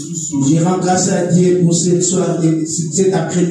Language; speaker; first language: French; non-native, local second language; Lingala